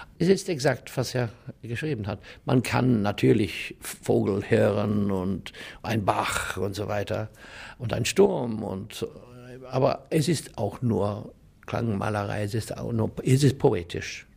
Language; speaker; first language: German; non-native, fluent; English